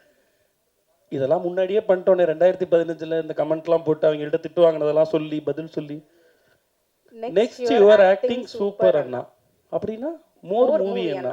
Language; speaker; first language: Tamil; native; Tamil